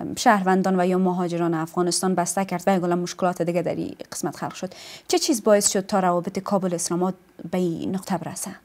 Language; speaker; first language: Persian; native; Persian